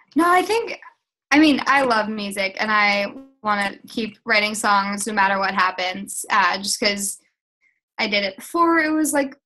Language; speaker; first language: English; native; English